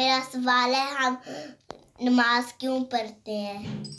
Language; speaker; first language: Hindi; early bilingual, heritage; Hindi